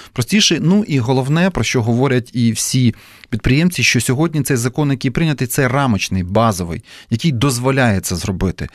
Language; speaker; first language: Ukrainian; native; Ukrainian